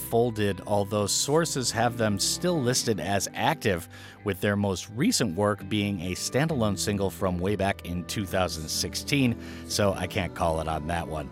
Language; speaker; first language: English; native; English